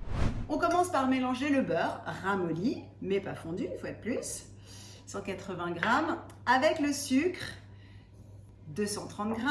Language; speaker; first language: French; native; French